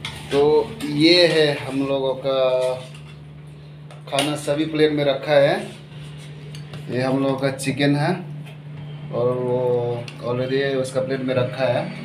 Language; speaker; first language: Hindi; non-native, local second language; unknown